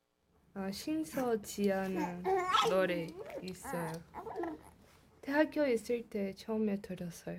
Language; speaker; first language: Korean; non-native, learner; Portuguese